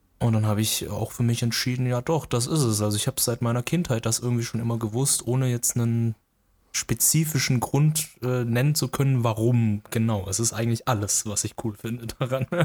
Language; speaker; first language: German; early bilingual, other home language; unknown